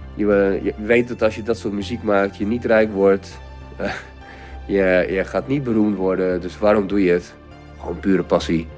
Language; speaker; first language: Dutch; early bilingual, other home language; Bulgarian